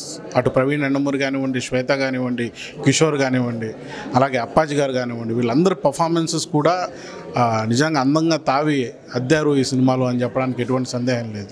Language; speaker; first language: Telugu; native; Telugu